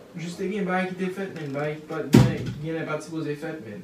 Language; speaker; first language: Haitian Creole; non-native, learner; English